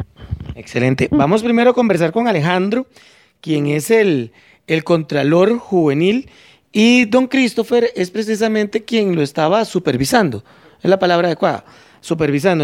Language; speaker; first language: Spanish; native; Spanish